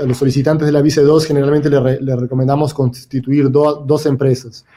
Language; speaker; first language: Spanish; native; Spanish